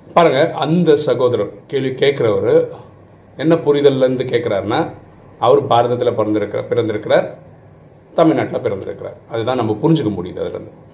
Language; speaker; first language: Tamil; non-native, local second language; Malayalam